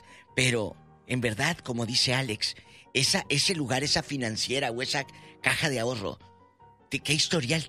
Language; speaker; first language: Spanish; native; Spanish